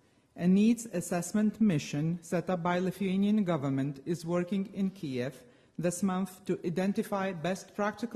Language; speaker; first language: English; non-native, fluent; Lithuanian